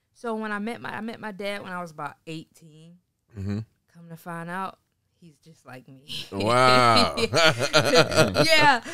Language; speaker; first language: English; native; English